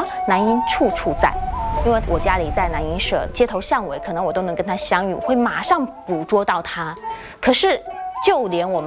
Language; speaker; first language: Chinese; native; Chinese